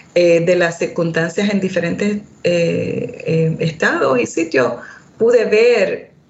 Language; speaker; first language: Spanish; early bilingual, heritage; Spanish